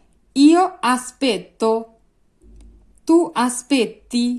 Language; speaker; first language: Italian; non-native, fluent; Bangla